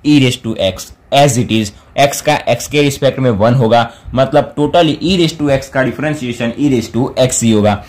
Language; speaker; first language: Hindi; non-native, local second language; Gujarati